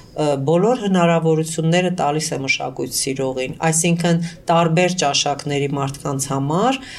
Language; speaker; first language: Armenian; early bilingual, heritage; Armenian